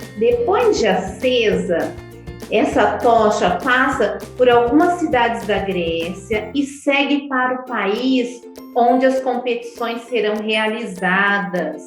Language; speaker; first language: Portuguese; native; Portuguese